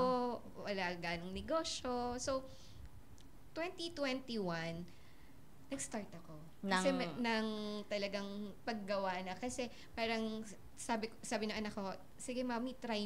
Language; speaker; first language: Filipino; native; Filipino